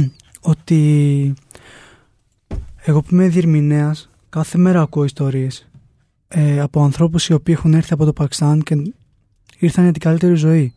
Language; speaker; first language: Greek; non-native, fluent; Urdu